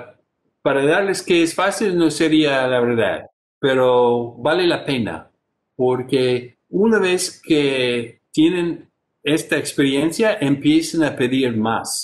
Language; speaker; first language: Spanish; non-native, fluent; English